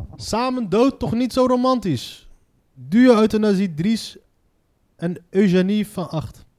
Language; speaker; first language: Dutch; native; Dutch